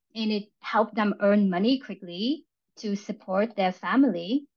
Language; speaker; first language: English; early bilingual, other home language; Vietnamese